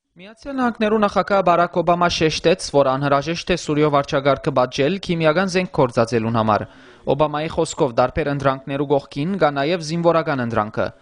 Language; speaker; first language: Armenian; early bilingual, heritage; Armenian